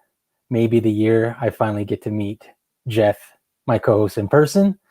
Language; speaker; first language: English; native; English